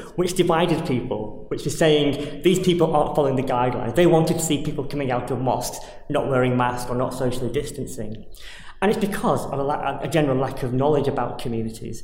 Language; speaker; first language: English; native; English